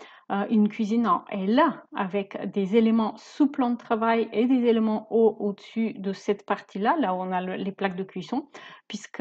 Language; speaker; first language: French; native; French